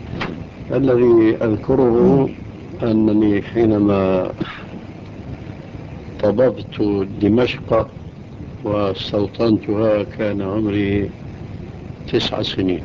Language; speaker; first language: Arabic; native; Arabic